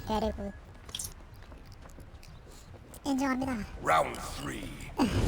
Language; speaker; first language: Korean; native; Korean